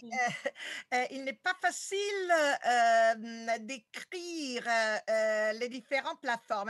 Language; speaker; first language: French; non-native, fluent; Italian